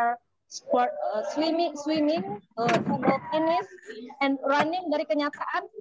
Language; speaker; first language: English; non-native, learner; Indonesian